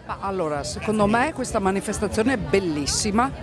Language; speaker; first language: Italian; native; Italian